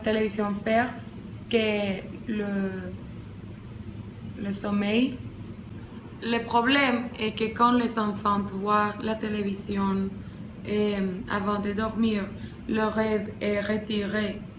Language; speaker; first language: French; non-native, learner; Spanish